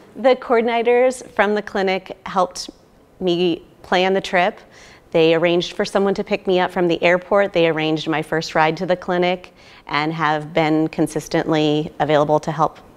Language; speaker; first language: English; native; English